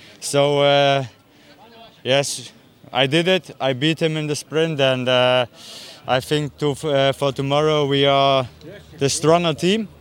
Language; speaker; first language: English; non-native, fluent; German